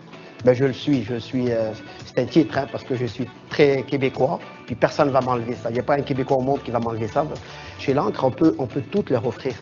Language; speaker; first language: French; non-native, local second language; Arabic